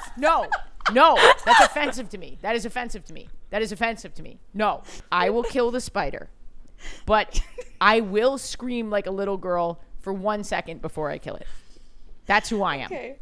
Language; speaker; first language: English; native; English